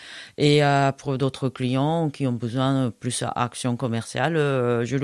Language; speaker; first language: French; non-native, fluent; Japanese